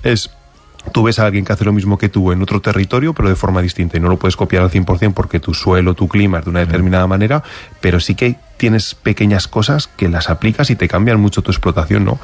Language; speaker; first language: Spanish; native; Spanish